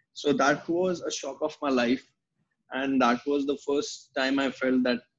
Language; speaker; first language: Hindi; native; Hindi